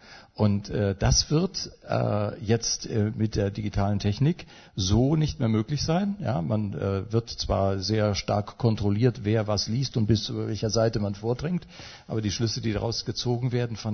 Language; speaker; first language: German; native; German